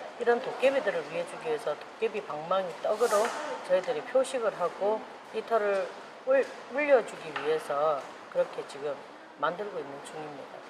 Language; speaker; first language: Korean; native; Korean